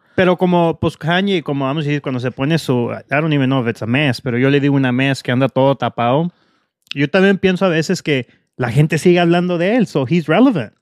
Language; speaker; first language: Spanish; early bilingual, heritage; Spanish